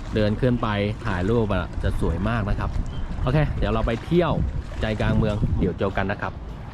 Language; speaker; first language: Thai; non-native, fluent; Chinese